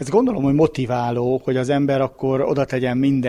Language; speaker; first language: Hungarian; native; Hungarian